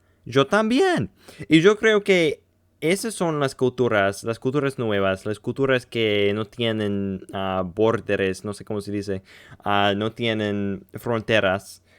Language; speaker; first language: Spanish; non-native, learner; English